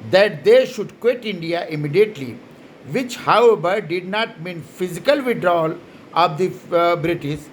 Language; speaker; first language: English; non-native, local second language; Hindi